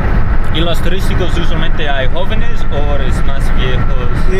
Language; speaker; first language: Spanish; non-native, learner; English